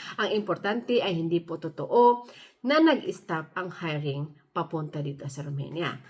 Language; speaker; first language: Filipino; native; Filipino